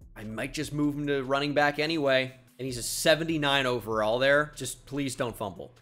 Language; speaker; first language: English; native; English